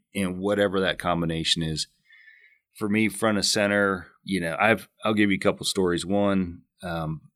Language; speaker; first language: English; native; English